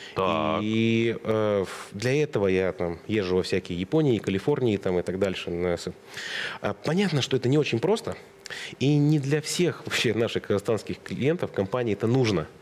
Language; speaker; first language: Russian; native; Russian